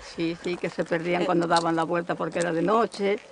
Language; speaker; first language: Spanish; native; Spanish